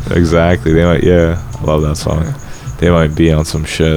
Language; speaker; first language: English; early bilingual, other home language; Polish